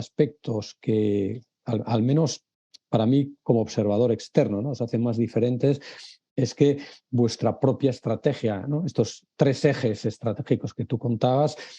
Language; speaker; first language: Spanish; native; Spanish